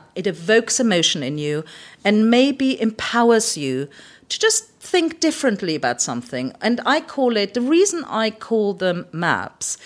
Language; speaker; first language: English; early bilingual, other home language; German